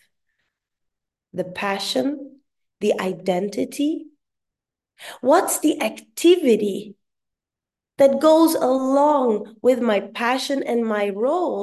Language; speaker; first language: English; non-native, fluent; Swedish